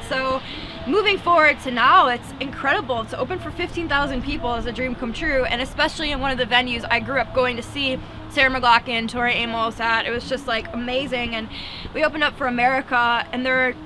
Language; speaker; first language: English; native; English